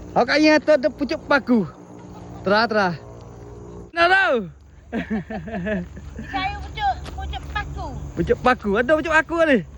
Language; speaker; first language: Malay; native; Malay